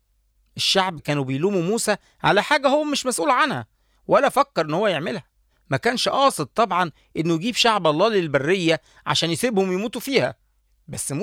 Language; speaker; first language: Arabic; native; Arabic